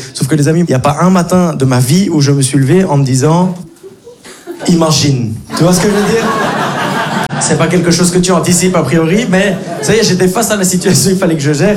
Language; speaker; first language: French; native; French